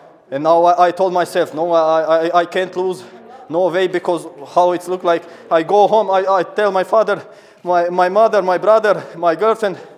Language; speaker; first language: English; non-native, fluent; Serbian